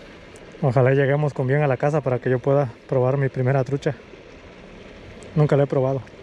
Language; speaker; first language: Spanish; native; Spanish